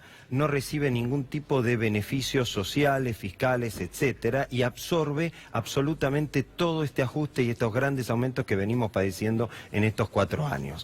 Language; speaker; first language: Spanish; native; Spanish